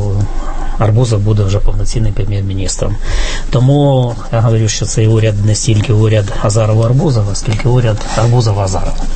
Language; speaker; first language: Ukrainian; native; Ukrainian